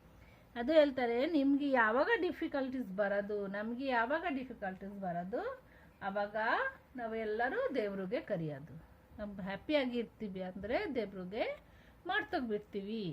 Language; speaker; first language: Kannada; non-native, local second language; Hindi